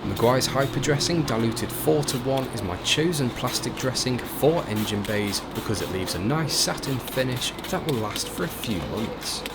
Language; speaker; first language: English; native; English